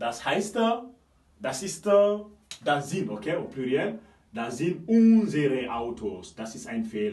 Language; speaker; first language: German; non-native, fluent; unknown